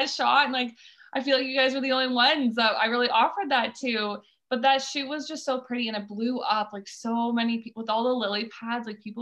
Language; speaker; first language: English; native; English